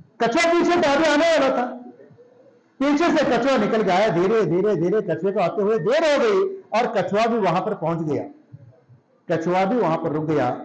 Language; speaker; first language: Hindi; non-native, local second language; Marathi